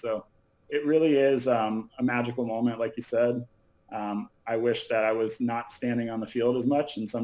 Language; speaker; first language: English; native; English